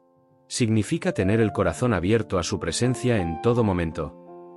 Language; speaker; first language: Spanish; native; Spanish